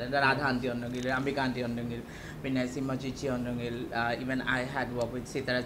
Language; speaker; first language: Malayalam; non-native, learner; Assamese